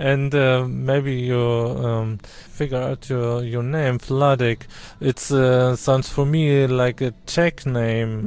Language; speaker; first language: English; non-native, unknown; German